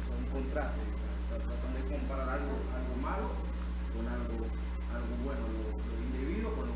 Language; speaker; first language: Spanish; native; Spanish